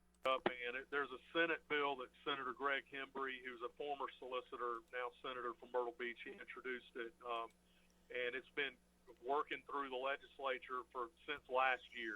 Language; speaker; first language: English; native; English